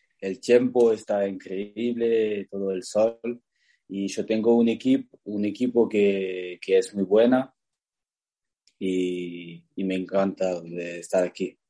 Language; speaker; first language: Spanish; non-native, learner; French